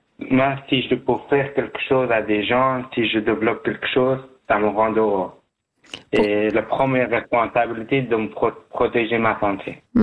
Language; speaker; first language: French; non-native, learner; Persian